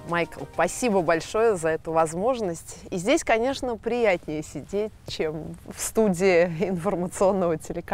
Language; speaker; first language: Russian; native; Russian